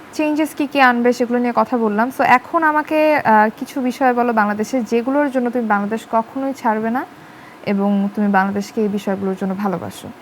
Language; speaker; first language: Bangla; native; Bangla